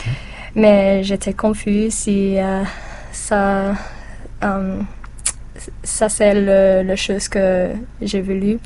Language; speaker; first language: French; non-native, learner; English